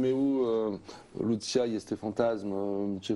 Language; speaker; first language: Romanian; non-native, learner; French